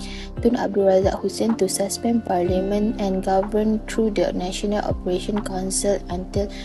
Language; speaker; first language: English; non-native, local second language; Malay